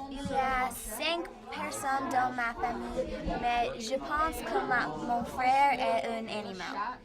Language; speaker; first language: French; non-native, learner; English